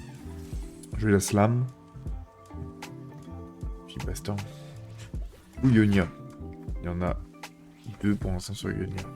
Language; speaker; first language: French; native; French